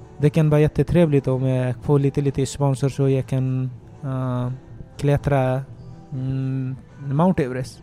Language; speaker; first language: Swedish; non-native, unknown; Nepali